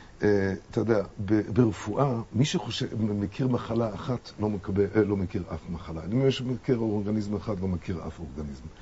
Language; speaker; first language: Hebrew; non-native, fluent; German